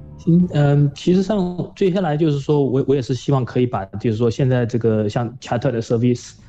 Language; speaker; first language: Chinese; native; Chinese